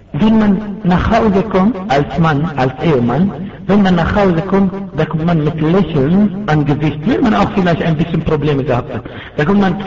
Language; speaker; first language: German; non-native, fluent; Arabic